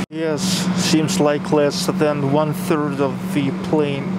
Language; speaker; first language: English; non-native, fluent; Russian